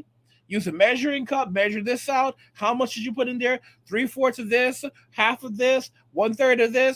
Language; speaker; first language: English; native; English